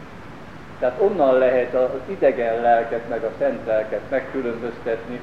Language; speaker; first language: Hungarian; native; Hungarian